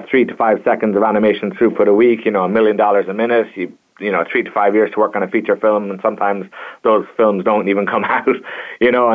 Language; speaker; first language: English; native; English